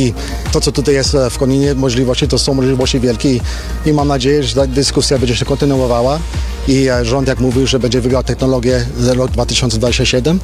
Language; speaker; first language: Polish; early bilingual, heritage; Polish